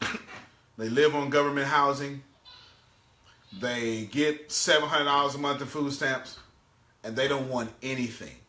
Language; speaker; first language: English; native; English